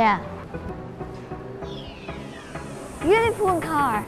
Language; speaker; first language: English; non-native, learner; Vietnamese